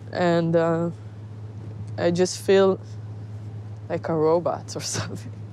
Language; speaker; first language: English; non-native, fluent; Hebrew